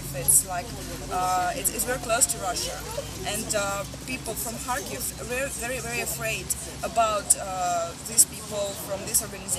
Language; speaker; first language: English; non-native, learner; Russian